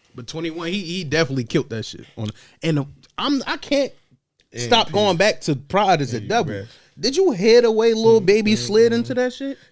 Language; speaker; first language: English; native; English